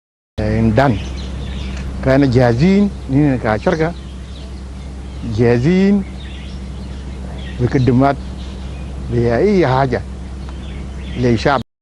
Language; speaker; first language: Arabic; non-native, local second language; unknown